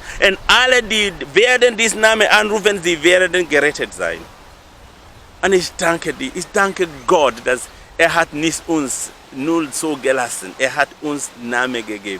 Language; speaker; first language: German; non-native, learner; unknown